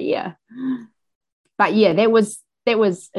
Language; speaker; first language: English; native; English